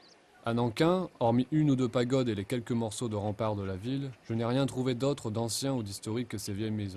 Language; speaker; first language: French; native; French